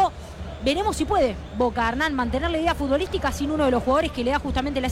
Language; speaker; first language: Spanish; native; Spanish